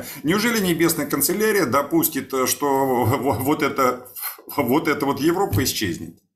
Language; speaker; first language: Russian; native; Russian